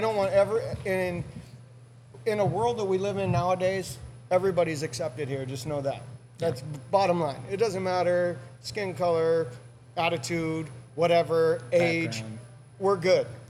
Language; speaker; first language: English; native; English